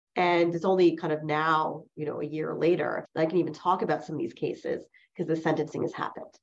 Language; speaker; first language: English; early bilingual, other home language; Chinese